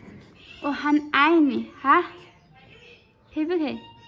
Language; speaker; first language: Chinese; non-native, learner; Nepali